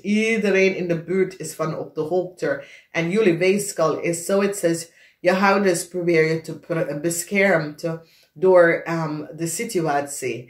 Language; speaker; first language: Dutch; non-native, fluent; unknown